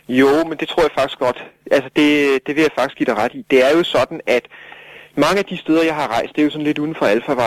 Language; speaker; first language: Danish; native; Danish